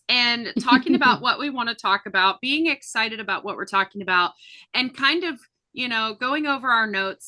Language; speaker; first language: English; native; English